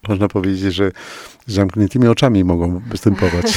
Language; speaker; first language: Polish; non-native, fluent; Spanish